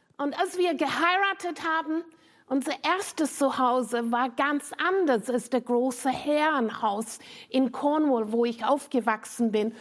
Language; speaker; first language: German; non-native, fluent; English